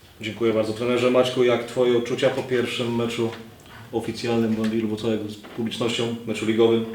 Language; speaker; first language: Polish; native; Polish